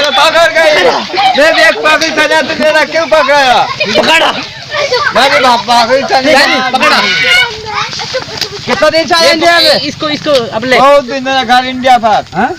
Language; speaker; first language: Hindi; non-native, local second language; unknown